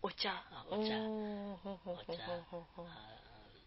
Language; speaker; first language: Japanese; non-native, learner; Nepali